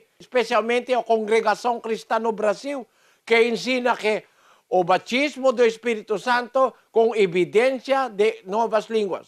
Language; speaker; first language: Portuguese; non-native, learner; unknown